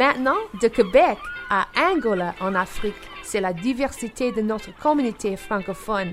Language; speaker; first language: French; non-native, local second language; English